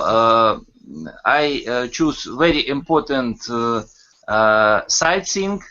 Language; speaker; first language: English; non-native, learner; Russian